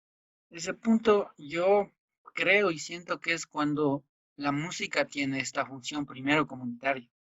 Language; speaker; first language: Spanish; non-native, local second language; Quechua